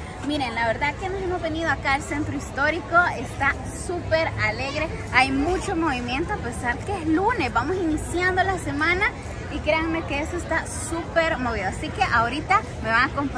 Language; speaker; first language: Spanish; native; Spanish